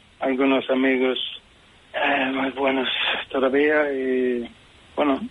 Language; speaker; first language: Spanish; non-native, fluent; Swedish